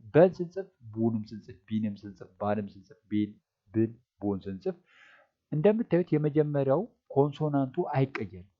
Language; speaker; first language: Amharic; native; Amharic